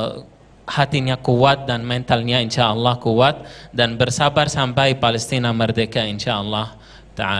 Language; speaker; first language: Indonesian; non-native, fluent; Arabic